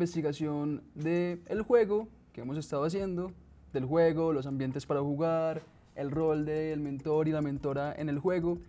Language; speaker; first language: Spanish; native; Spanish